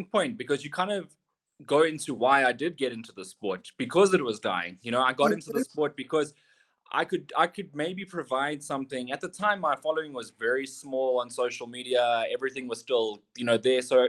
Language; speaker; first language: English; native; English